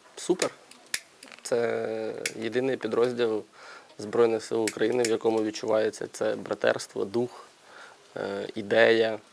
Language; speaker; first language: Ukrainian; native; Ukrainian